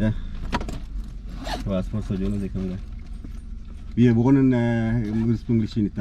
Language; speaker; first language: German; non-native, learner; Sinhala